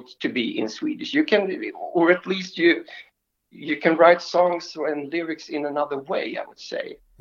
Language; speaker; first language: English; non-native, fluent; Swedish